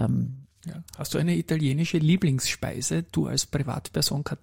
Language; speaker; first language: German; native; German